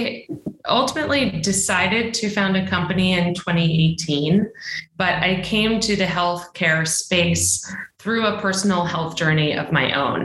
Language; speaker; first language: English; native; English